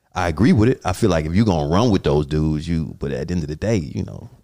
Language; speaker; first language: English; native; English